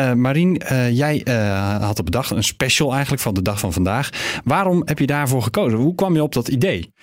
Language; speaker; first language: Dutch; native; Dutch